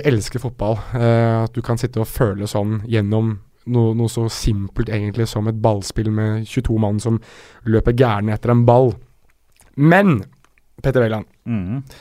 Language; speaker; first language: Norwegian; early bilingual, other home language; Arabic